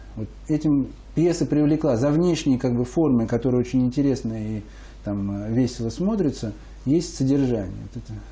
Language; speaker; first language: Russian; native; Russian